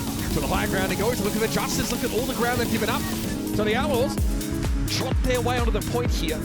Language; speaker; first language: English; native; English